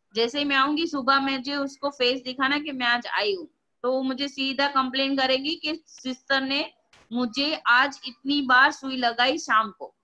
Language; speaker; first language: Hindi; non-native, local second language; Gujarati